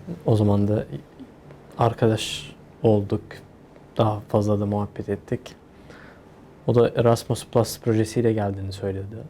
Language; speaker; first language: Turkish; early bilingual, other home language; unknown